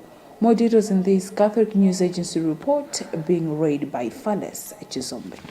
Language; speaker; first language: English; non-native, local second language; Nyanja